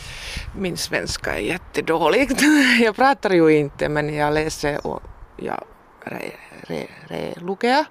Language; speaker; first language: Swedish; non-native, local second language; Finnish